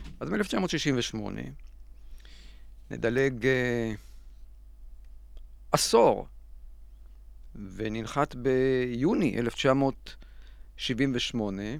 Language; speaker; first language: Hebrew; native; Hebrew